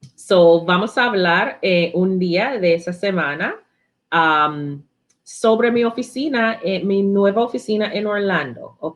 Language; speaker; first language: Spanish; non-native, learner; English